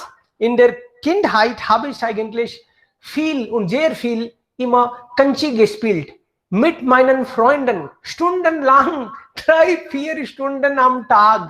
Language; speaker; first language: German; non-native, fluent; Hindi